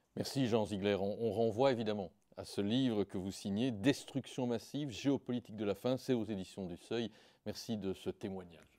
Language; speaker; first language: French; native; French